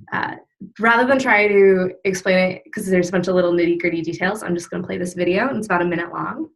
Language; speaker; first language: English; native; English